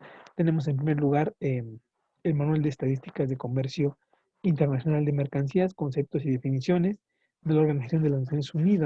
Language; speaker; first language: Spanish; native; Spanish